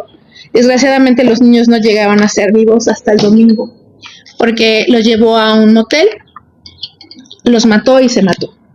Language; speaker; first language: Spanish; native; Spanish